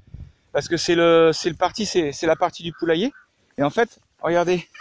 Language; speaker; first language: French; native; French